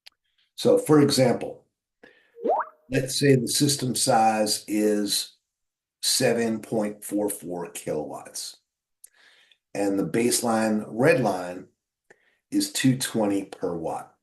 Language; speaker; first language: English; native; English